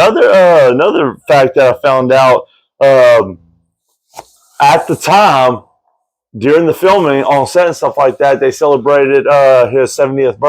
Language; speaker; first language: English; native; English